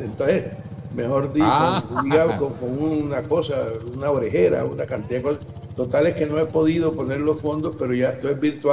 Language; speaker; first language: Spanish; native; Spanish